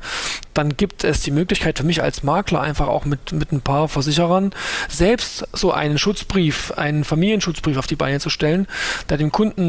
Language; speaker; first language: German; native; German